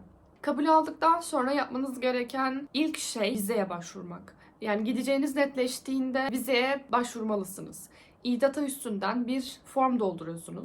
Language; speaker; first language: Turkish; native; Turkish